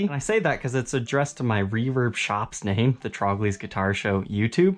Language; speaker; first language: English; native; English